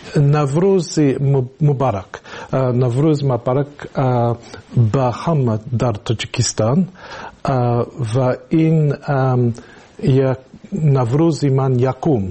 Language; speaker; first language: Tajik; non-native, learner; English